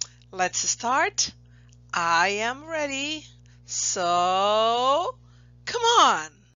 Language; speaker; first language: English; non-native, fluent; Portuguese